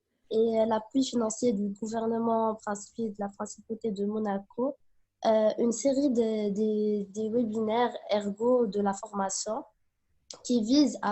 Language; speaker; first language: French; non-native, local second language; Arabic